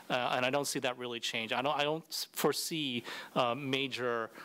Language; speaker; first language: English; native; English